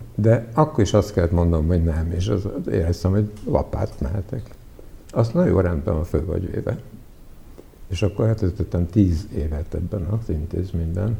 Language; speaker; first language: Hungarian; early bilingual, other home language; Serbian